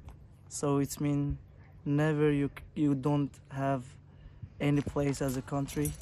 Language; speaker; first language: English; non-native, fluent; Persian